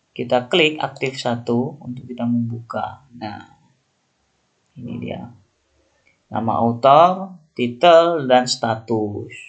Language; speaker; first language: Indonesian; native; Indonesian